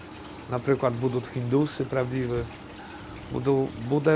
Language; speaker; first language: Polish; non-native, learner; Ukrainian